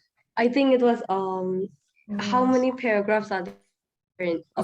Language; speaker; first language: English; non-native, fluent; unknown